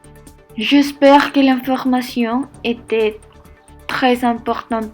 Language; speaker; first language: French; non-native, learner; Spanish